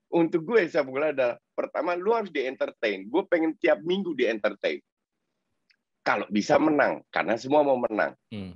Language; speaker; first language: Indonesian; non-native, fluent; Dutch